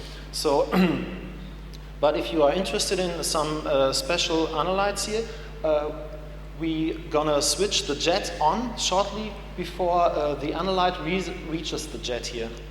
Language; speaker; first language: English; non-native, fluent; German